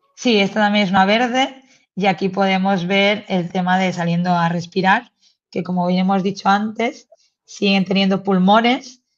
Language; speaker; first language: Spanish; native; Spanish